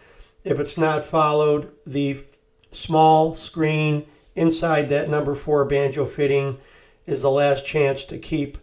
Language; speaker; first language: English; native; English